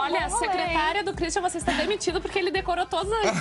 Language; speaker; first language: Portuguese; native; Portuguese